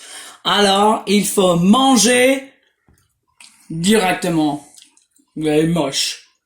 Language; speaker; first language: French; non-native, fluent; English